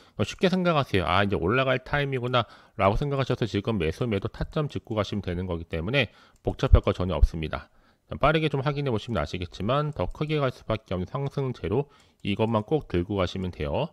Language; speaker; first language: Korean; native; Korean